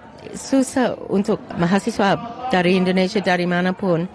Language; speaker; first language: Indonesian; non-native, fluent; English